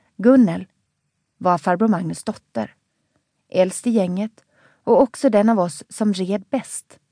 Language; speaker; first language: Swedish; native; Swedish